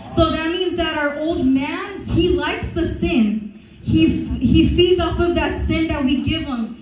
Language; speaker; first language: English; early bilingual, other home language; Spanish